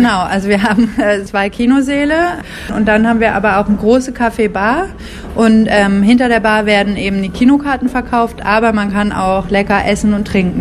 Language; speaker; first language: German; native; German